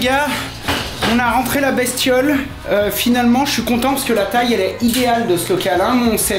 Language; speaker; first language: French; native; French